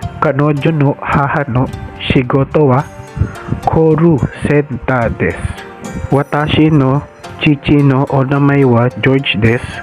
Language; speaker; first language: Japanese; non-native, learner; Filipino